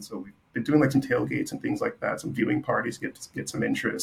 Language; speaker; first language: English; native; English